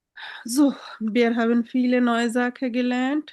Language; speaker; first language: German; non-native, fluent; Bangla